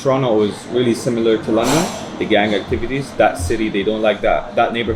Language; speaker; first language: English; native; English